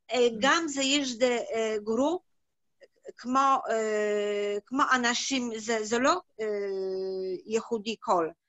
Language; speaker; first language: Hebrew; non-native, learner; Polish